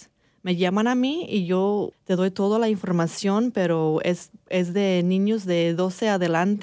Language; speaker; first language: Spanish; early bilingual, heritage; English